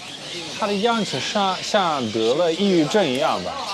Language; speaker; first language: Chinese; non-native, fluent; Dutch